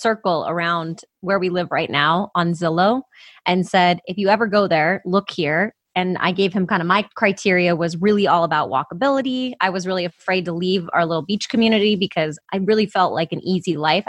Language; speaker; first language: English; native; English